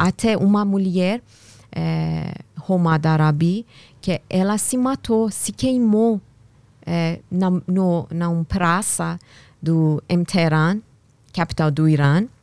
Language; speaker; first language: Portuguese; non-native, learner; Persian